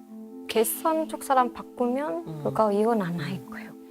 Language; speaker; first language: Korean; non-native, learner; Vietnamese